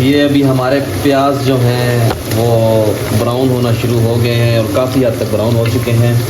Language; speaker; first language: Urdu; native; Urdu